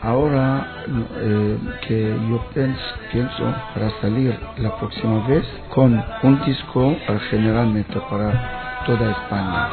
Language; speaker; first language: Spanish; non-native, learner; Hebrew